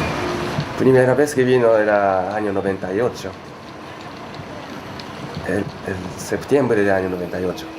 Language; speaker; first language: Spanish; non-native, learner; Japanese